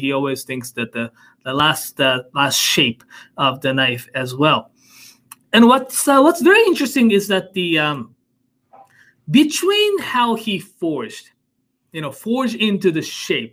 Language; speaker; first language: English; non-native, fluent; Japanese